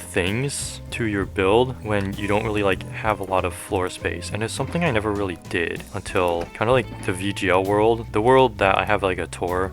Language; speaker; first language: English; native; English